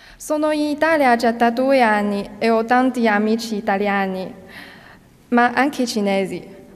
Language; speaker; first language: Italian; non-native, fluent; Chinese